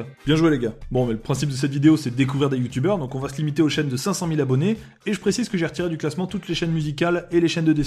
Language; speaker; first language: French; native; French